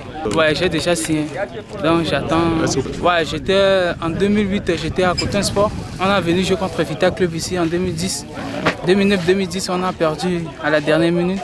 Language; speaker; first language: French; non-native, local second language; Bambara